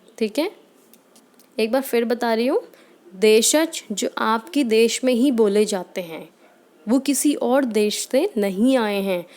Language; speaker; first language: Hindi; native; Hindi